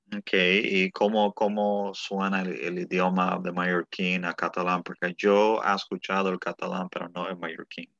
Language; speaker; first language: Spanish; early bilingual, heritage; Spanish